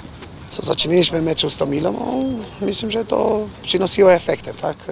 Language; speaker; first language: Polish; non-native, fluent; Albanian